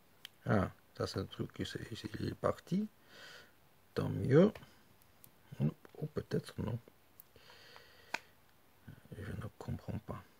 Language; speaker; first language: French; non-native, fluent; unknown